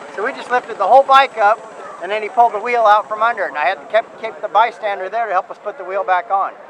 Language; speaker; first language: English; non-native, fluent; German